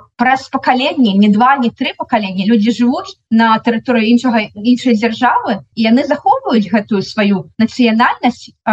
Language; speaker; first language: Belarusian; non-native, local second language; Russian